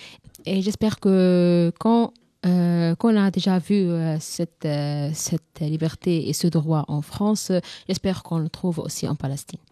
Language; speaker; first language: French; non-native, learner; Arabic